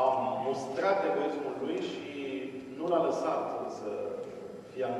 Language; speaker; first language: Romanian; native; Romanian